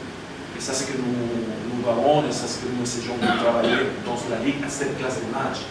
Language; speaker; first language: French; non-native, learner; Spanish